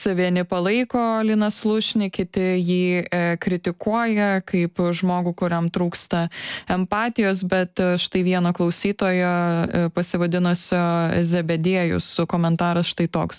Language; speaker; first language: Lithuanian; native; Lithuanian